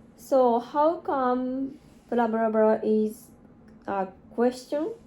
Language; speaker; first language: English; non-native, learner; Japanese